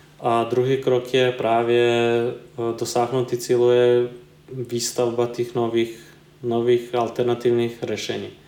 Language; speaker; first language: Czech; non-native, fluent; Serbian